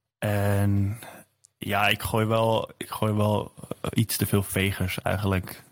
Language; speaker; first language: Dutch; native; Dutch